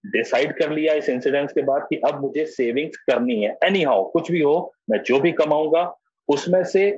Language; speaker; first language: Hindi; native; Hindi